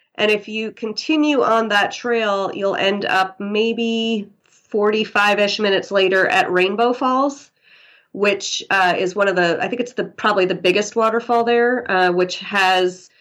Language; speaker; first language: English; native; English